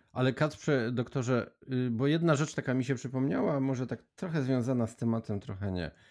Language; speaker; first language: Polish; native; Polish